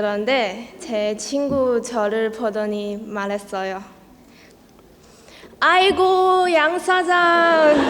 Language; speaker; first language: Korean; non-native, learner; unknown